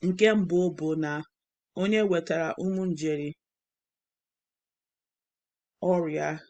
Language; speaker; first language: Igbo; non-native, learner; English